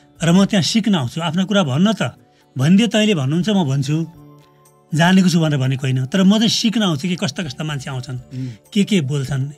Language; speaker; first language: Nepali; native; Nepali